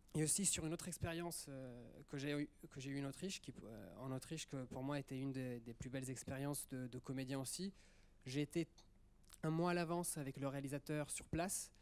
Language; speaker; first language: French; early bilingual, other home language; Italian